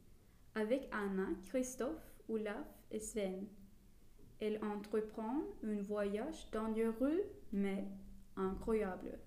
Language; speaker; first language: French; non-native, learner; Swedish